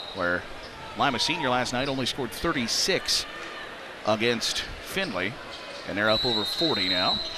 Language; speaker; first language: English; native; English